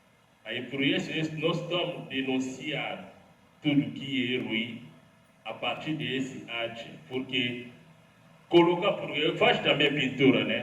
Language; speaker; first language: Portuguese; non-native, learner; Lingala